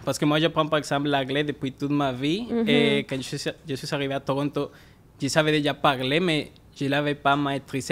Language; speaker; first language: French; non-native, fluent; Spanish